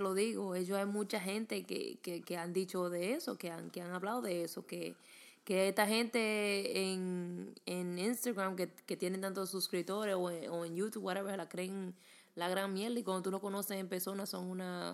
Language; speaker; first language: Spanish; early bilingual, heritage; Spanish